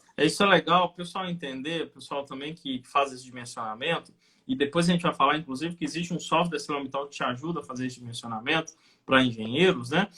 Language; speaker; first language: Portuguese; native; Portuguese